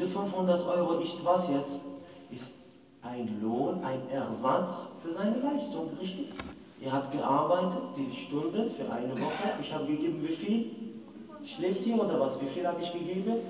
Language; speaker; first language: German; non-native, fluent; Arabic